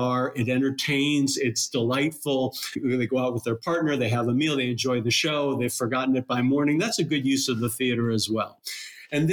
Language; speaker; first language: English; native; English